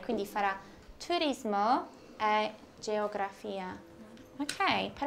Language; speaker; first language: Italian; non-native, fluent; English